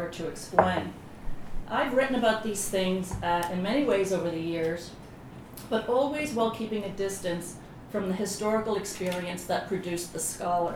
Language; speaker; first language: English; native; English